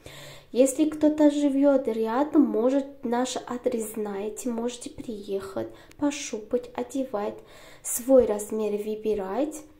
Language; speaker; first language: Russian; non-native, learner; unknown